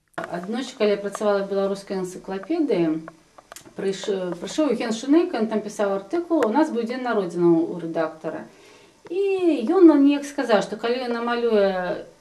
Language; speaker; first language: Belarusian; non-native, local second language; Russian